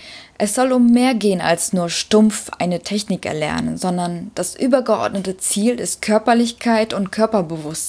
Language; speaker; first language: German; native; German